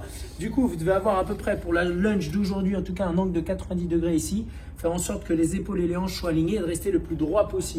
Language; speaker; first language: French; native; French